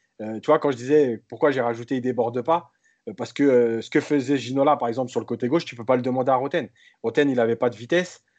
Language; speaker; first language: French; native; French